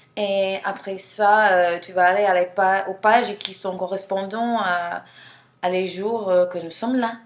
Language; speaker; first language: French; non-native, fluent; English